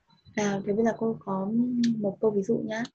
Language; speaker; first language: Vietnamese; native; Vietnamese